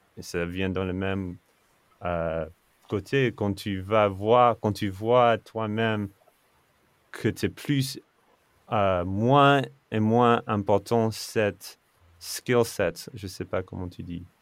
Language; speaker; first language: French; non-native, fluent; English